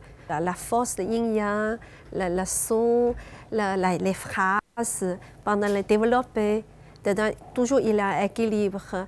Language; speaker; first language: French; non-native, learner; Chinese